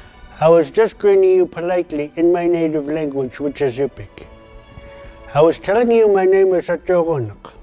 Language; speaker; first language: English; non-native, fluent; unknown